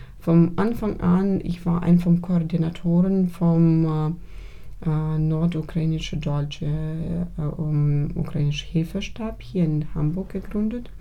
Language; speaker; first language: German; non-native, fluent; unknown